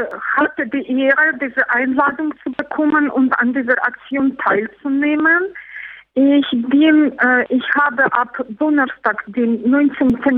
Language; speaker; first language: German; non-native, fluent; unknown